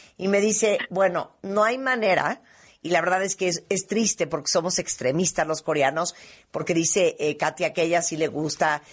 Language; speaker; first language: Spanish; native; Spanish